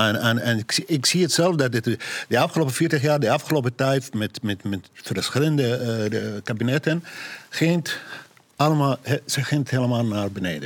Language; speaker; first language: Dutch; non-native, learner; Arabic